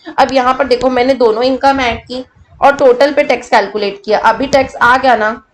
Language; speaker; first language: Hindi; native; Hindi